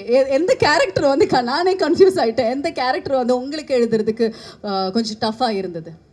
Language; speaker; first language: Tamil; native; Tamil